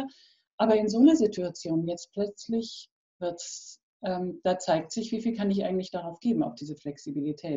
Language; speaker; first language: German; native; German